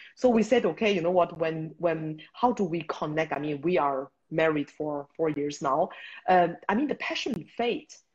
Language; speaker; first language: English; non-native, fluent; Chinese